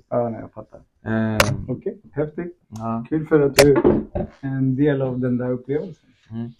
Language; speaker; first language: Swedish; early bilingual, other home language; Spanish